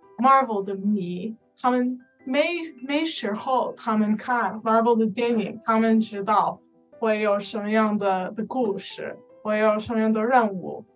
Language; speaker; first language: Chinese; non-native, learner; English